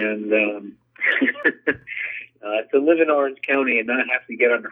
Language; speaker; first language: English; native; English